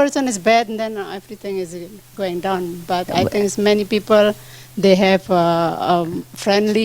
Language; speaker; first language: English; non-native, learner; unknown